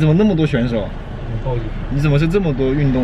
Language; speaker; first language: Chinese; native; Chinese